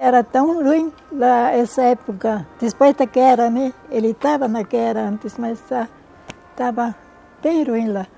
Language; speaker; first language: Portuguese; non-native, local second language; German